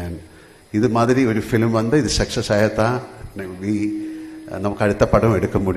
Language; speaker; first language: Tamil; non-native, learner; Malayalam